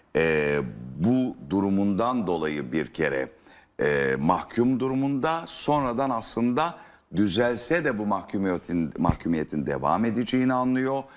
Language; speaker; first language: Turkish; native; Turkish